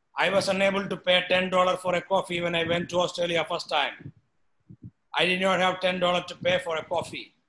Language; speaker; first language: English; non-native, local second language; Malayalam